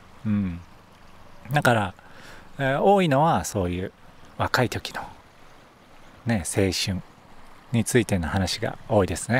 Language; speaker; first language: Japanese; native; Japanese